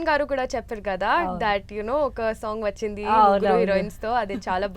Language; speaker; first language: Telugu; non-native, learner; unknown